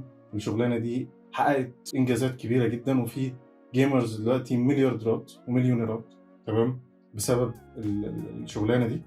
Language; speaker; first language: Arabic; native; Arabic